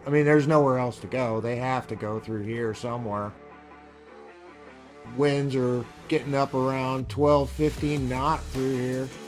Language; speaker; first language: English; native; English